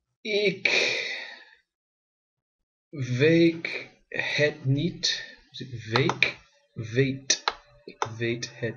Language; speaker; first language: Dutch; non-native, learner; English